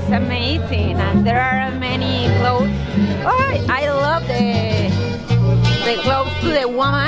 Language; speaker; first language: English; non-native, learner; Spanish